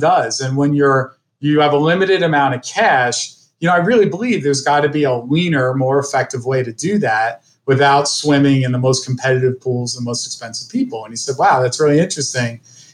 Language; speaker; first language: English; native; English